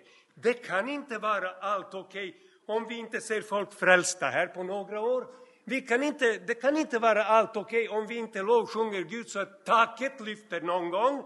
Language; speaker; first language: Swedish; non-native, fluent; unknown